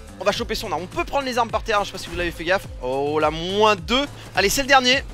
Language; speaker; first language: French; native; French